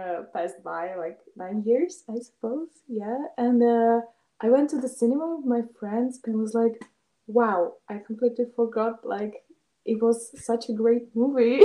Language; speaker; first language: English; non-native, fluent; Russian